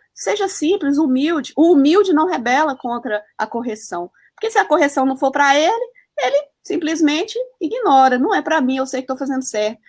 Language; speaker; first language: Portuguese; early bilingual, heritage; Portuguese